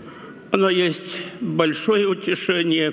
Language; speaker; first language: Russian; non-native, local second language; Romanian